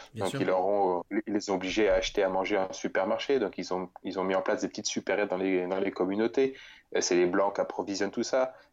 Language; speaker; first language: French; native; French